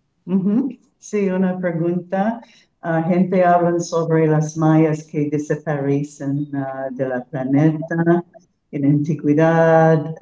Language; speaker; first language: Spanish; non-native, learner; English